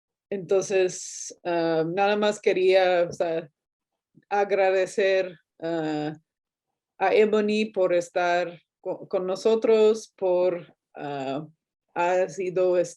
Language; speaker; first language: Spanish; non-native, fluent; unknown